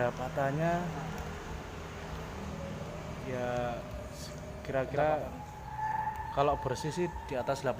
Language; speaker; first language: Indonesian; native; Indonesian